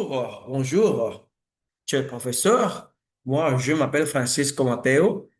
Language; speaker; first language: French; non-native, learner; Spanish